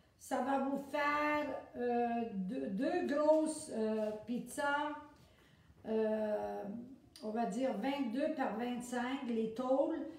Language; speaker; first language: French; native; French